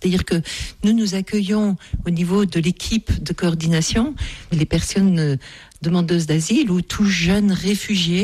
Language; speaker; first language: French; native; French